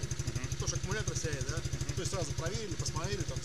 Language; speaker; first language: Russian; native; Russian